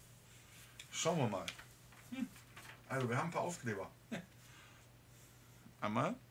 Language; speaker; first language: German; native; German